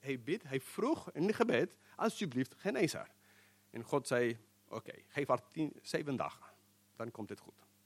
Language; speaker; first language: Dutch; non-native, fluent; English